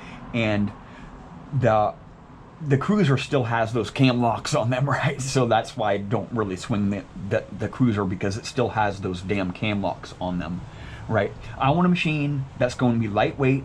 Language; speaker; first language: English; native; English